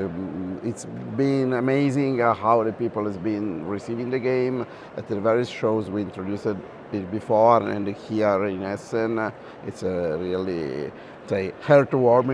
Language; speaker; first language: English; non-native, fluent; Italian